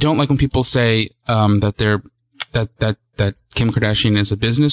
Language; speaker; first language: English; native; English